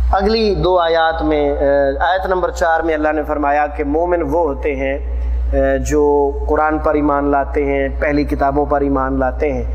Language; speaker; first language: Urdu; non-native, local second language; Punjabi